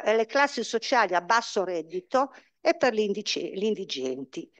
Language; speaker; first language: Italian; native; Italian